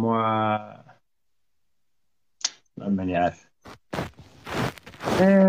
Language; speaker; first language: French; non-native, learner; Arabic